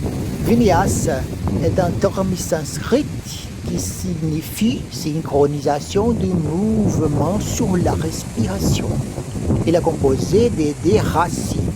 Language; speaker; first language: French; non-native, learner; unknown